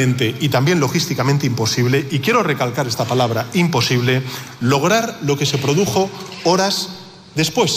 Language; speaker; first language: Spanish; native; Spanish